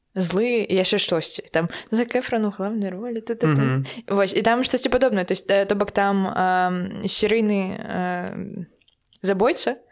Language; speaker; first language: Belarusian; non-native, local second language; Russian